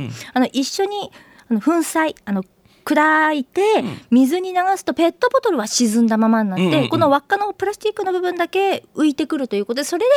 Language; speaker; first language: Japanese; native; Japanese